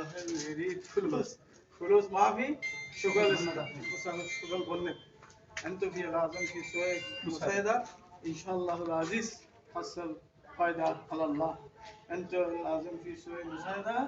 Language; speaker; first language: Arabic; non-native, learner; Bangla